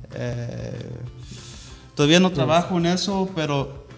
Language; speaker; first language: Spanish; early bilingual, heritage; Spanish